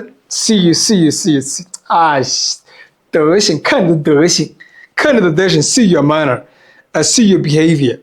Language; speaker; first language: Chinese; non-native, fluent; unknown